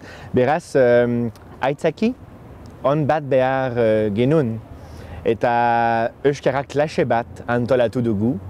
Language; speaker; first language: Basque; non-native, fluent; French